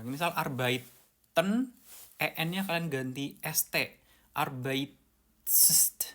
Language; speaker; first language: German; non-native, fluent; Indonesian